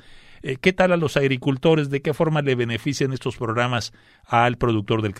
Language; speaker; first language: Spanish; native; Spanish